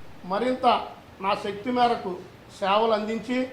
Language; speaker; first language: Telugu; native; Telugu